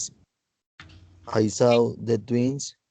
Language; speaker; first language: English; non-native, learner; Spanish